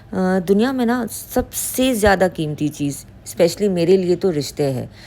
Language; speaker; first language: Urdu; native; Urdu